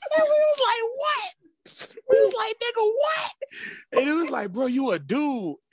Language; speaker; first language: English; native; English